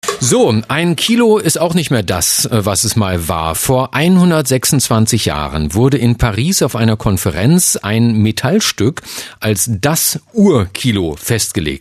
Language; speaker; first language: German; native; German